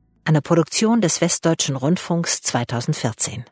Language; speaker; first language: German; native; German